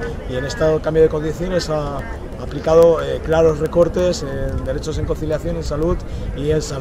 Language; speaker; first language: Spanish; native; Spanish